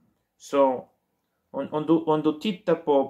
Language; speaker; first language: Swedish; non-native, learner; Portuguese